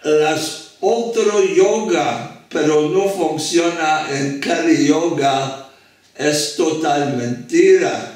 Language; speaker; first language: Spanish; non-native, fluent; French